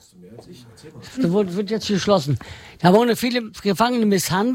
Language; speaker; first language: German; non-native, learner; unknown